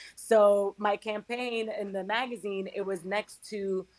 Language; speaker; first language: English; early bilingual, other home language; Spanish